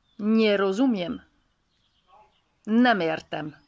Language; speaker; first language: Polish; non-native, learner; Hungarian